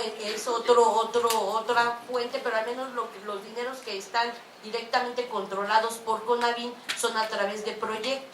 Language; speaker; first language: Spanish; native; Spanish